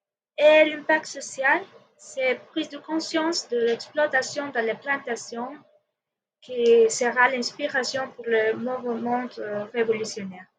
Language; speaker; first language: French; non-native, learner; Spanish